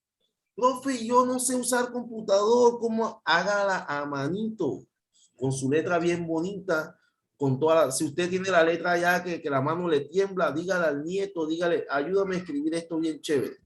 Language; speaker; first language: Spanish; native; Spanish